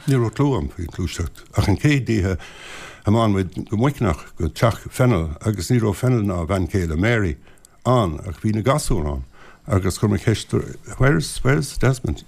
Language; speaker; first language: Irish; non-native, local second language; English